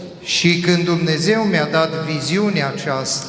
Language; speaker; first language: Romanian; non-native, fluent; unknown